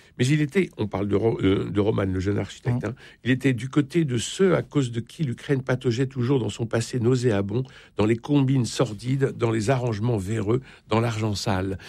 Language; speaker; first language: French; native; French